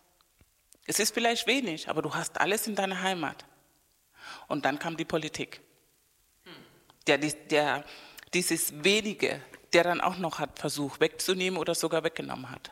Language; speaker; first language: German; non-native, fluent; Spanish